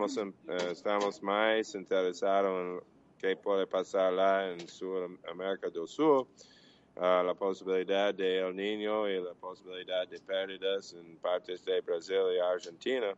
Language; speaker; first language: Portuguese; non-native, learner; English